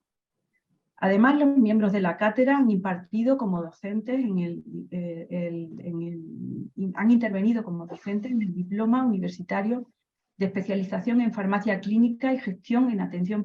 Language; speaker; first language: Spanish; native; Spanish